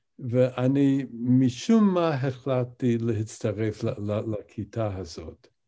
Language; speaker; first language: Hebrew; non-native, fluent; English